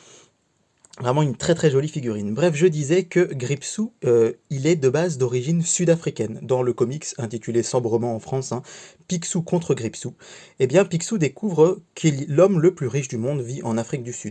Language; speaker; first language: French; native; French